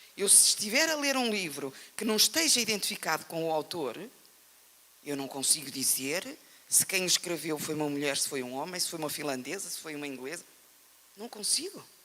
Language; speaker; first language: Portuguese; native; Portuguese